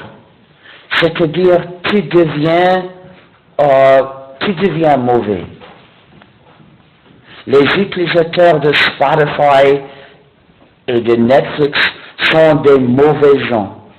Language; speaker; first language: French; non-native, fluent; English